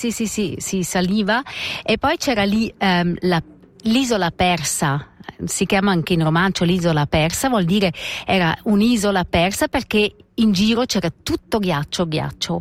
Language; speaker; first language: Italian; non-native, local second language; German